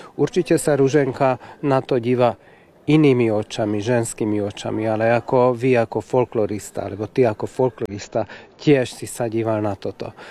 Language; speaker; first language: Slovak; early bilingual, heritage; Slovak